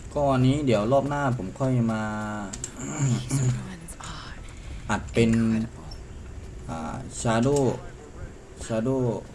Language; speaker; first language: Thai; native; Thai